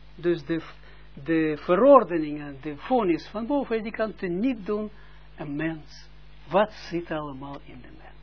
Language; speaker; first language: Dutch; non-native, fluent; Russian